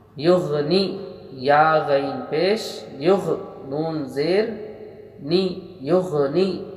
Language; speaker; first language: Urdu; native; Urdu